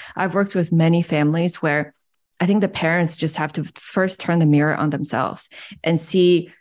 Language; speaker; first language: English; early bilingual, other home language; Chinese